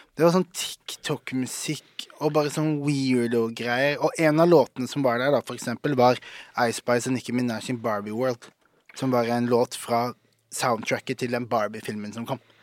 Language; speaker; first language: Norwegian; native; Norwegian